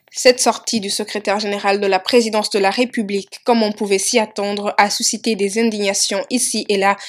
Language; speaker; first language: French; non-native, local second language; Wolof